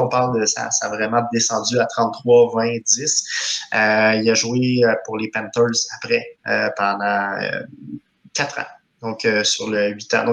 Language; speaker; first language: French; native; French